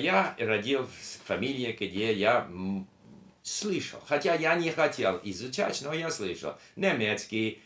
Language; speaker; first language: Russian; non-native, learner; English